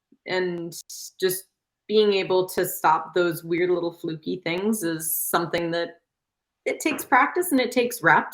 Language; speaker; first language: English; native; English